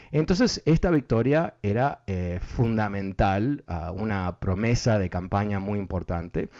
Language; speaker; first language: Spanish; early bilingual, heritage; Spanish